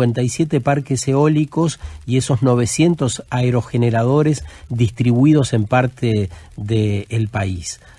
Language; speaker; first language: Spanish; native; Spanish